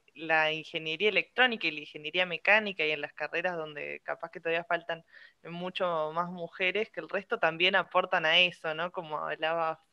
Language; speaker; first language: Spanish; native; Spanish